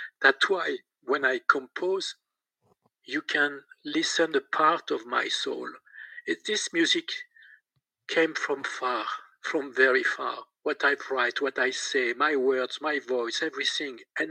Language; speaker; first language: English; non-native, learner; French